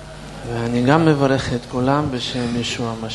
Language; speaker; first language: Hebrew; non-native, fluent; Russian